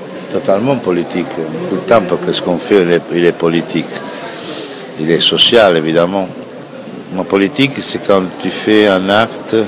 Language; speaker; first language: French; non-native, fluent; Italian